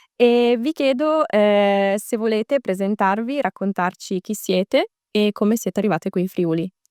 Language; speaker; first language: Italian; native; Italian